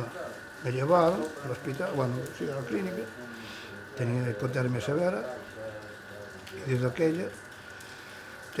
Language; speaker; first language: Spanish; native; Spanish